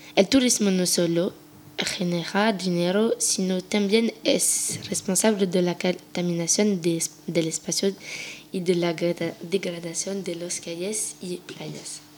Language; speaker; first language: Spanish; non-native, learner; French